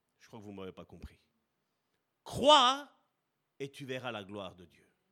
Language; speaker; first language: French; early bilingual, other home language; Italian